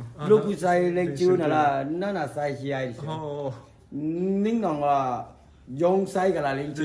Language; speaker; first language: Japanese; non-native, learner; Thai